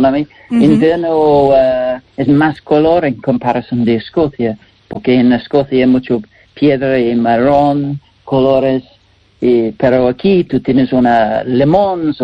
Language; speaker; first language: Spanish; non-native, learner; English